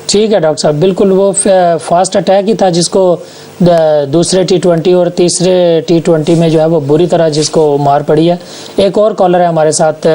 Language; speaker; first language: Urdu; native; Urdu